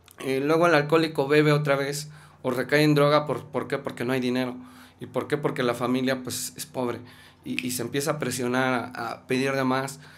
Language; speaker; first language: Spanish; native; Spanish